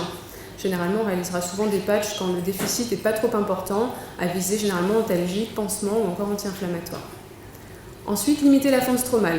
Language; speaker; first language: French; native; French